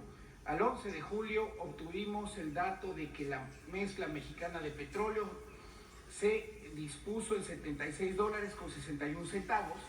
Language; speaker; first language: Spanish; native; Spanish